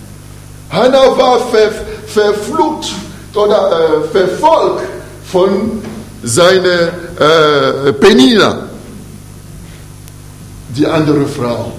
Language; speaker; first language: German; non-native, fluent; French